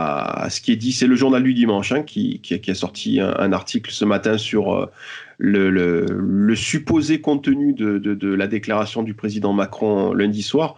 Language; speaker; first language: French; native; French